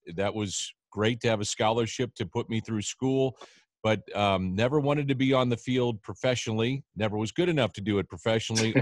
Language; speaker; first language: English; native; English